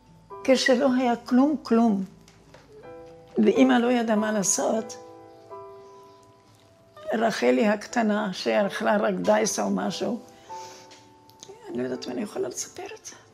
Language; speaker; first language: Hebrew; non-native, fluent; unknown